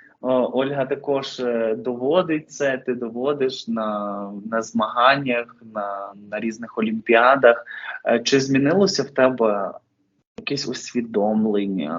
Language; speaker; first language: Ukrainian; native; Ukrainian